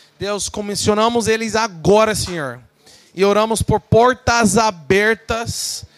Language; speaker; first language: Portuguese; non-native, fluent; English